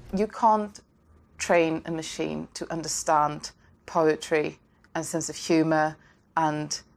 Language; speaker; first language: English; non-native, fluent; Norwegian